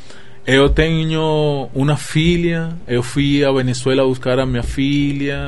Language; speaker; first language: Portuguese; non-native, learner; Spanish